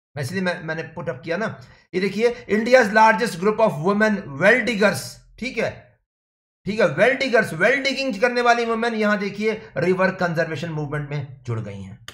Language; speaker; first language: Hindi; native; Hindi